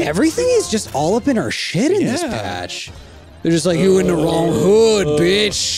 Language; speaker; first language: English; native; English